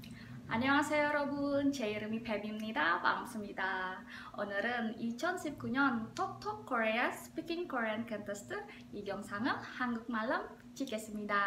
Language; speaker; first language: Korean; non-native, learner; Indonesian